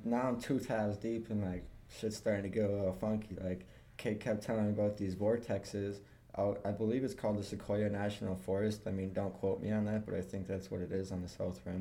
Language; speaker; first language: English; native; English